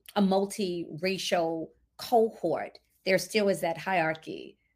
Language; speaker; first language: English; native; English